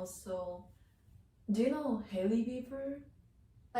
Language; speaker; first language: English; non-native, learner; Japanese